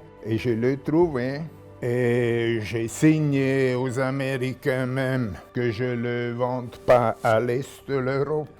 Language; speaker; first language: French; non-native, local second language; German